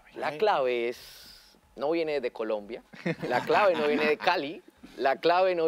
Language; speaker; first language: Spanish; native; Spanish